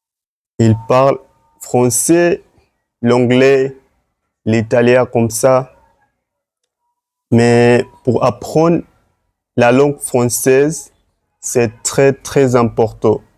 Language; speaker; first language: French; non-native, learner; Swahili